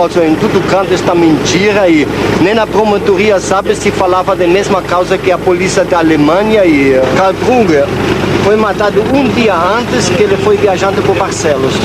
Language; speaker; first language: Portuguese; non-native, learner; German